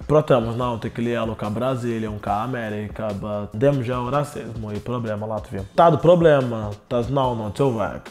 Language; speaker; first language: Latvian; non-native, learner; Portuguese